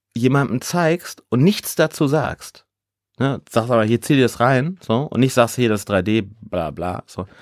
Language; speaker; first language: German; native; German